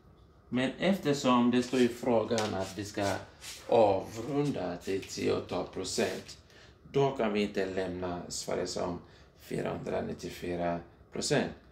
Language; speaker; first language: Swedish; non-native, fluent; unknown